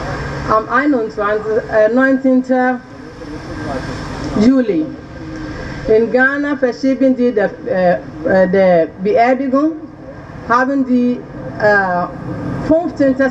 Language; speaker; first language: German; non-native, learner; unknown